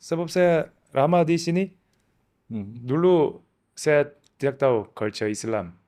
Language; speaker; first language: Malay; non-native, learner; Korean